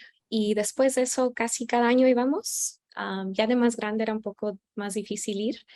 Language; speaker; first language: Spanish; early bilingual, heritage; Spanish